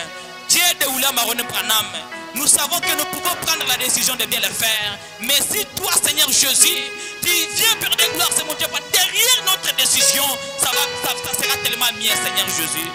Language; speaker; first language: French; non-native, local second language; Swahili